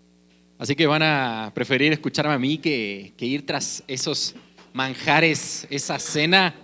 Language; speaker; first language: Spanish; native; Spanish